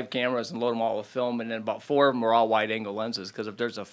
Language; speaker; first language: English; native; English